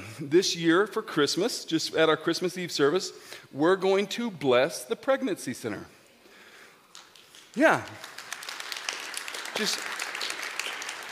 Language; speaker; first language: English; native; English